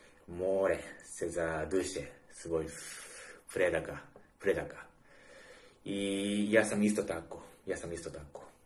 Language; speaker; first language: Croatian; non-native, learner; Japanese